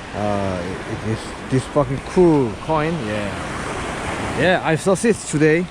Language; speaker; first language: English; non-native, learner; Korean